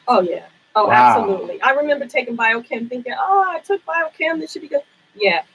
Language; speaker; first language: English; native; English